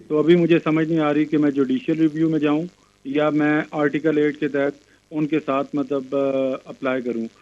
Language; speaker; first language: Hindi; non-native, local second language; Punjabi